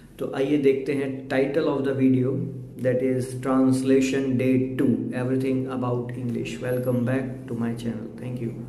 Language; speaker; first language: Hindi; native; Hindi